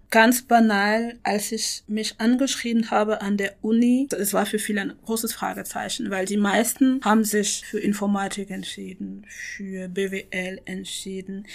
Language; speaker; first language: German; non-native, fluent; French